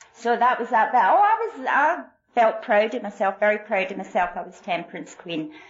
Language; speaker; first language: English; native; English